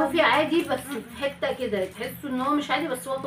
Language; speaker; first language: Arabic; native; Arabic